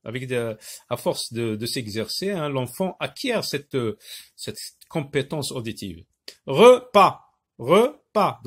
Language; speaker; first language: French; non-native, local second language; Arabic